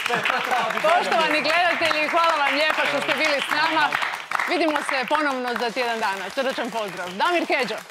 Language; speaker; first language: Croatian; native; Croatian